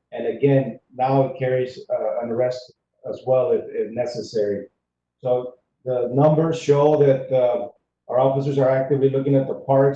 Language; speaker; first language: English; early bilingual, other home language; Spanish